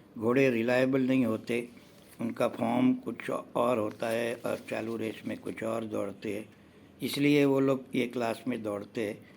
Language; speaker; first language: Hindi; non-native, local second language; Gujarati